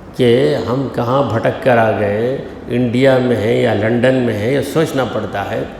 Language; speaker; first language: Urdu; native; Urdu